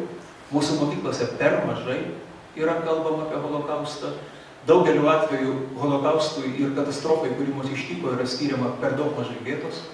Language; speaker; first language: Lithuanian; native; Lithuanian